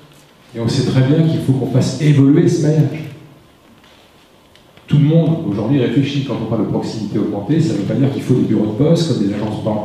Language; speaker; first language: French; native; French